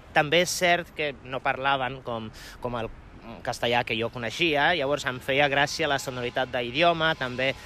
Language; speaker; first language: Catalan; non-native, fluent; Polish